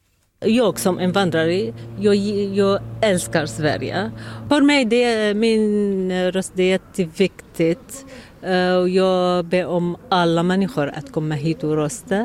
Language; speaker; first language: Swedish; non-native, learner; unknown